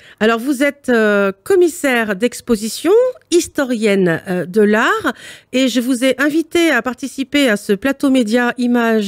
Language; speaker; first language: French; native; French